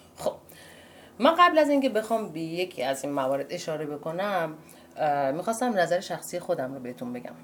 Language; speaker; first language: Persian; non-native, local second language; Azerbaijani